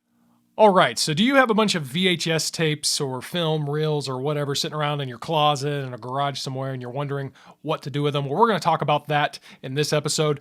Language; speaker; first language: English; native; English